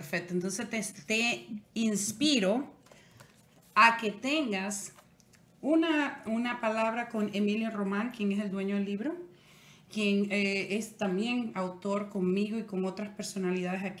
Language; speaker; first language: Spanish; native; Spanish